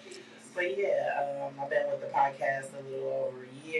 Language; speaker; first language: English; native; English